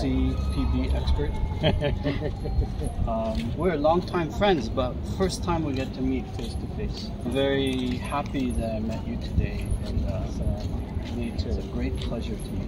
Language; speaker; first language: English; non-native, fluent; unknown